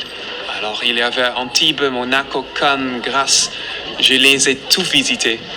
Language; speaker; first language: French; non-native, fluent; Dutch